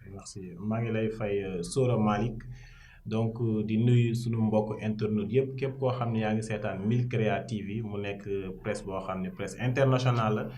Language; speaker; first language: Wolof; native; Wolof